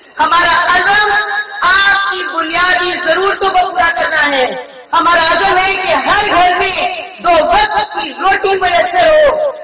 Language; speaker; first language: Urdu; non-native, local second language; Pashto